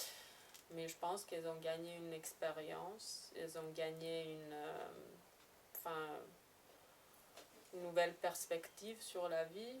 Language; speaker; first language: French; non-native, fluent; Serbian